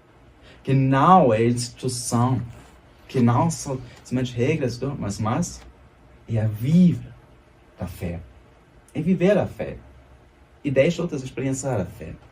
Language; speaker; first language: Portuguese; non-native, fluent; German